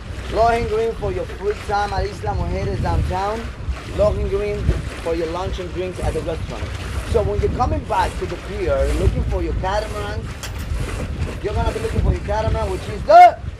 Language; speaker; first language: English; non-native, fluent; Spanish